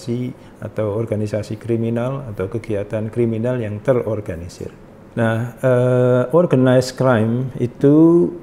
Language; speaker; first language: Indonesian; native; Indonesian